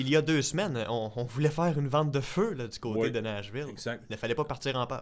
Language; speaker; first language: French; native; French